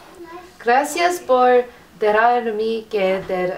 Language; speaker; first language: Spanish; non-native, learner; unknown